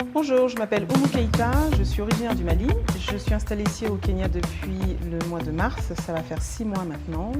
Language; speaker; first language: French; early bilingual, other home language; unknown